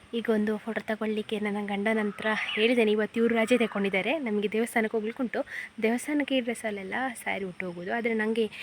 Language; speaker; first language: Kannada; non-native, local second language; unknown